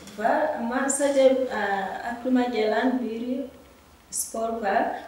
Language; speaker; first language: Turkish; non-native, learner; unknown